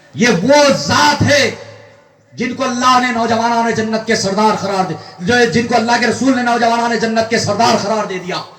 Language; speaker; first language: Urdu; native; Urdu